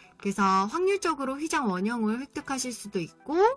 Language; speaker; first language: Korean; native; Korean